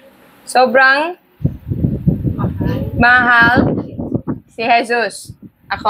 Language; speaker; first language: Filipino; non-native, learner; English